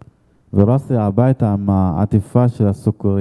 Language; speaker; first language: Hebrew; non-native, fluent; Arabic